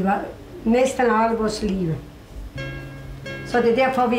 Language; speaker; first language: Danish; non-native, fluent; Italian